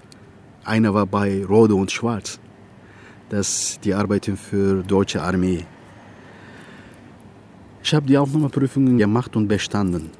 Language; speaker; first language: German; non-native, fluent; Turkish